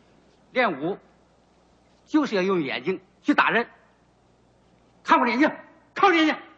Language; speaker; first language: Chinese; native; Chinese